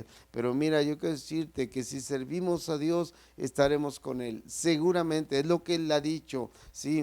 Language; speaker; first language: Spanish; native; Spanish